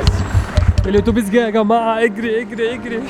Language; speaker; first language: Arabic; native; Arabic